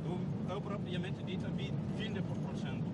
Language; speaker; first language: Portuguese; native; Portuguese